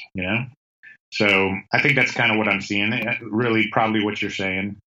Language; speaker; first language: English; native; English